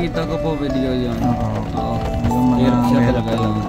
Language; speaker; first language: Filipino; non-native, local second language; Punjabi